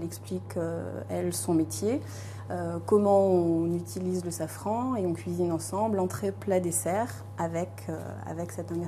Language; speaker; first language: French; native; French